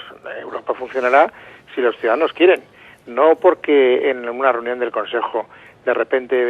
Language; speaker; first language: Spanish; native; Spanish